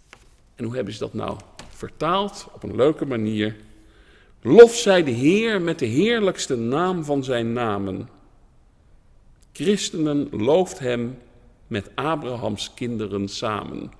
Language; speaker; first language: Dutch; native; Dutch